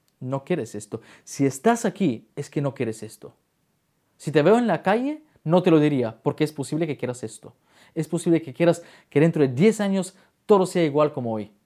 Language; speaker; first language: Spanish; non-native, fluent; Bulgarian